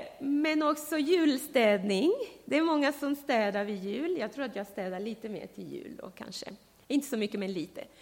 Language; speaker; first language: Swedish; non-native, fluent; Spanish